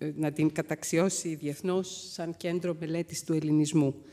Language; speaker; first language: Greek; native; Greek